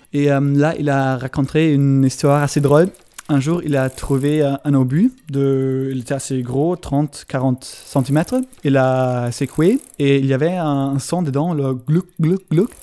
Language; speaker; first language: French; non-native, learner; German